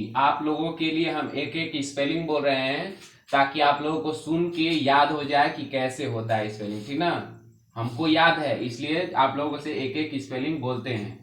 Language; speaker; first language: Hindi; native; Hindi